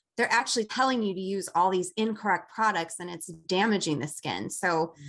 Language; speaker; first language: English; native; English